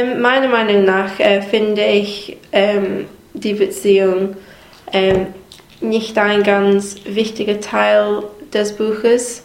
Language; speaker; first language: German; non-native, learner; English